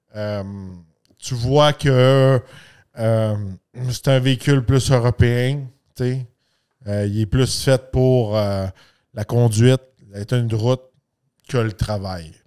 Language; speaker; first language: French; native; French